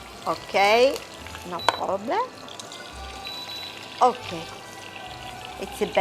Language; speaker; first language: English; non-native, fluent; Italian